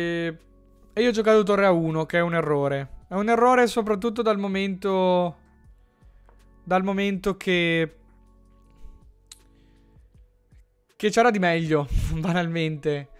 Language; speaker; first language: Italian; native; Italian